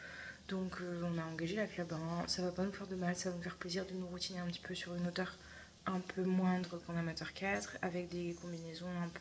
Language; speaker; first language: French; native; French